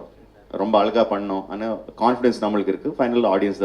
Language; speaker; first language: Tamil; non-native, learner; Telugu